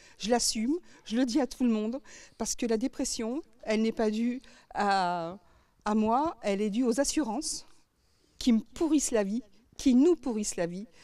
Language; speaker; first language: French; native; French